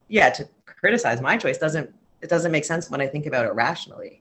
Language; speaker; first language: English; native; English